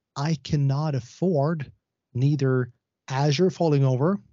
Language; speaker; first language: English; non-native, fluent; Swedish